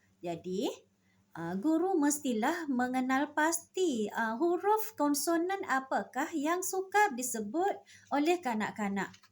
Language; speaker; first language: Malay; native; Malay